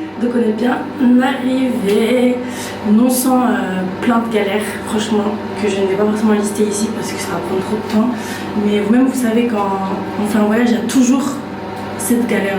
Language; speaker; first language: French; native; French